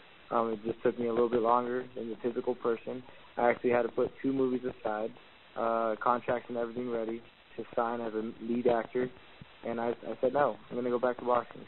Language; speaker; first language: English; early bilingual, other home language; Spanish